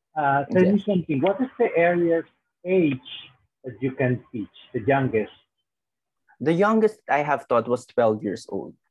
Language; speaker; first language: English; non-native, fluent; Spanish